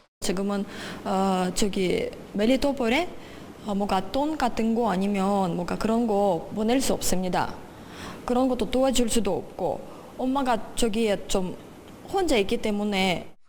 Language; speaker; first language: Korean; non-native, fluent; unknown